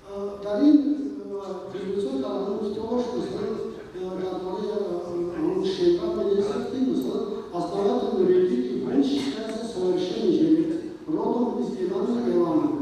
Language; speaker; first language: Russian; non-native, local second language; Tajik